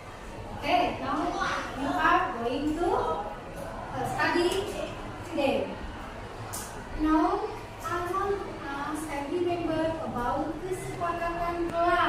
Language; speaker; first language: English; non-native, learner; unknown